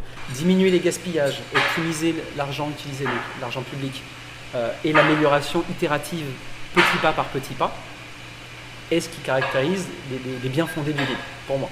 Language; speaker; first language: French; native; French